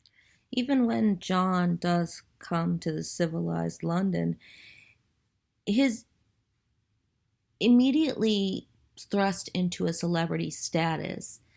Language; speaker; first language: English; native; English